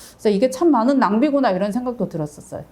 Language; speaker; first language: Korean; native; Korean